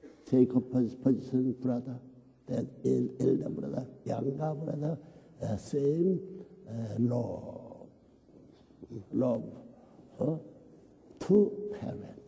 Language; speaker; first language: English; non-native, learner; Korean